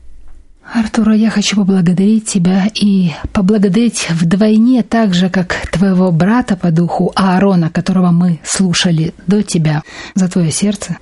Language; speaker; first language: Russian; native; Russian